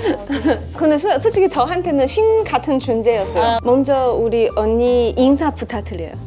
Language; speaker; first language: Korean; non-native, fluent; Chinese